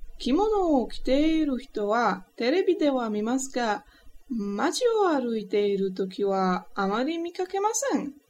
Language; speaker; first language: Japanese; non-native, learner; Polish